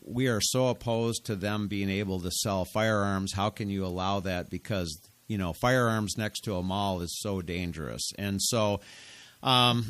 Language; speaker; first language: English; native; English